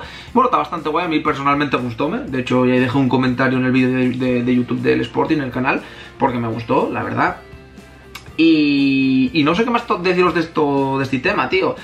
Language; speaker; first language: Spanish; native; Spanish